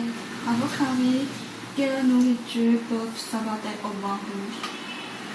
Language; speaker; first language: French; non-native, learner; Chinese